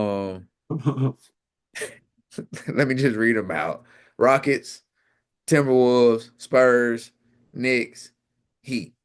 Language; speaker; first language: English; native; English